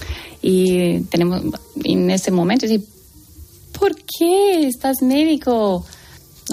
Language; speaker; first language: Spanish; non-native, learner; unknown